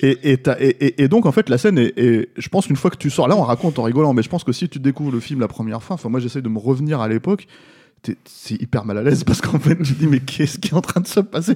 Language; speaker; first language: French; native; French